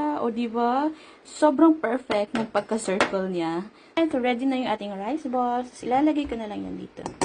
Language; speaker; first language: Filipino; native; Filipino